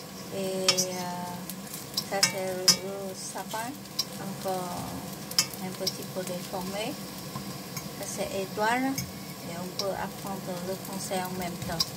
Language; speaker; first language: French; non-native, fluent; Vietnamese